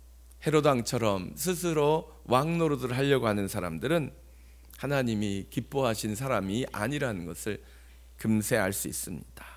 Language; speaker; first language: Korean; native; Korean